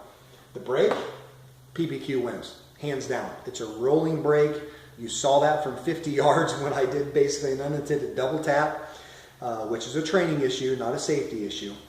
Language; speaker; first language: English; native; English